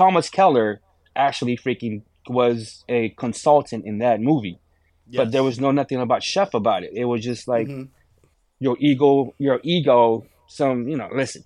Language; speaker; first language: English; non-native, local second language; Filipino